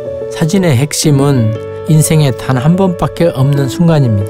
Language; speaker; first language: Korean; native; Korean